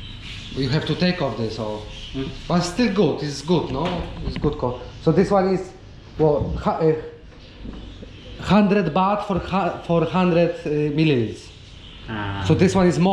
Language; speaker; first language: English; non-native, learner; Polish